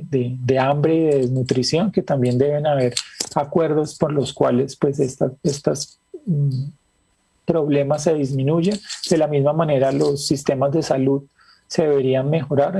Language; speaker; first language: Spanish; native; Spanish